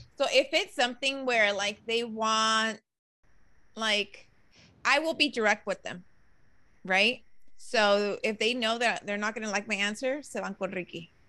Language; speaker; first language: English; early bilingual, other home language; Spanish